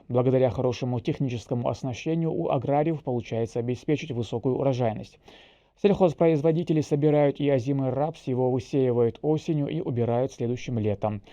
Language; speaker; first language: Russian; non-native, local second language; Chechen